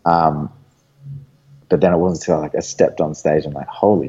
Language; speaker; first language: English; native; English